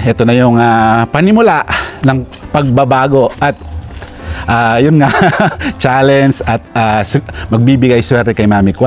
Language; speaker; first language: Filipino; non-native, local second language; Pampanga